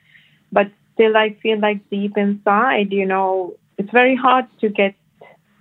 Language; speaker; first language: English; non-native, local second language; Sinhala